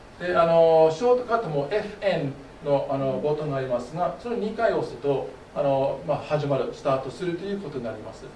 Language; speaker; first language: Japanese; non-native, fluent; English